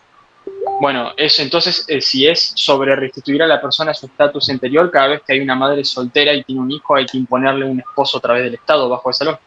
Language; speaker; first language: Spanish; native; Spanish